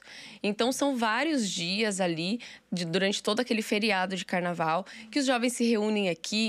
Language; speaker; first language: Portuguese; native; Portuguese